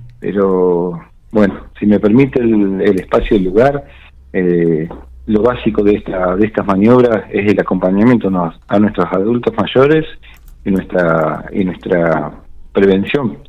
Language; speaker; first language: Spanish; native; Spanish